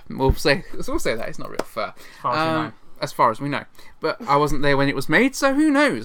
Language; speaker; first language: English; native; English